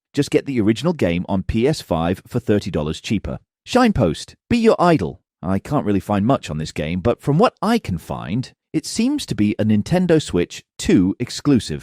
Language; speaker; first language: English; native; English